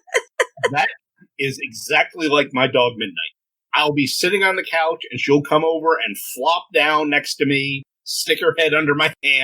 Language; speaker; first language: English; native; English